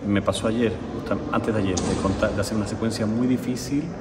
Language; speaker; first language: Spanish; native; Spanish